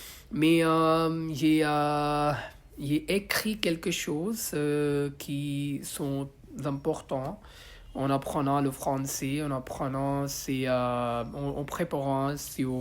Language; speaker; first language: French; non-native, learner; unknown